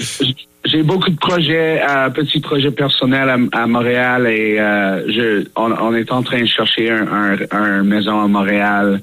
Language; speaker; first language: French; non-native, fluent; English